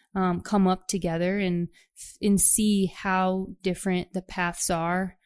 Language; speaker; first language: English; native; English